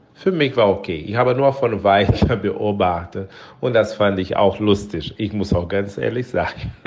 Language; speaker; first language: German; non-native, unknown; Portuguese